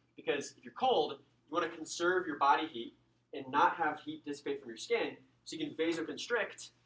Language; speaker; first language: English; native; English